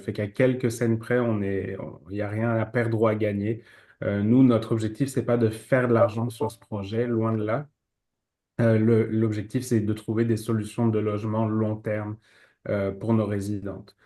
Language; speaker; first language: French; native; French